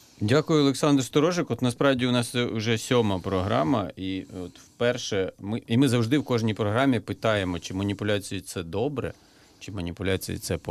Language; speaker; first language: Ukrainian; native; Ukrainian